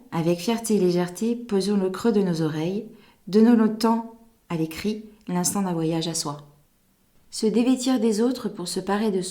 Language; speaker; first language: French; native; French